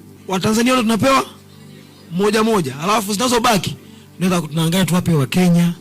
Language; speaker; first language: Swahili; native; Swahili